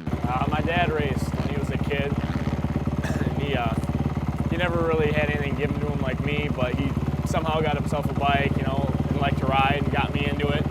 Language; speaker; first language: English; native; English